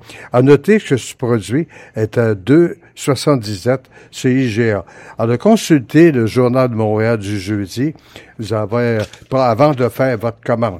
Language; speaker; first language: French; native; French